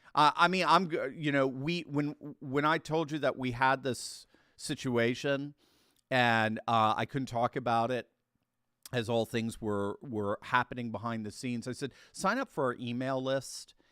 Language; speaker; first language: English; native; English